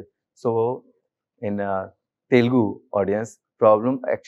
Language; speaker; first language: Telugu; non-native, learner; Hindi